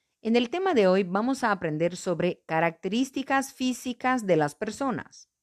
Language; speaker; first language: Spanish; non-native, fluent; Portuguese